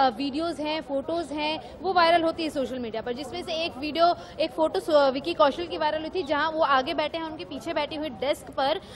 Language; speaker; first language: Hindi; native; Hindi